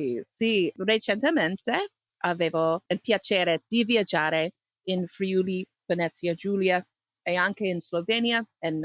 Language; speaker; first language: Italian; non-native, learner; English